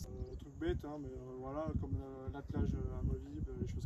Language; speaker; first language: French; native; French